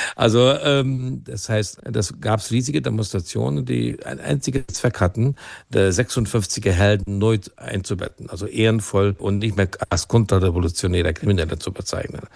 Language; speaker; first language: German; non-native, fluent; Hungarian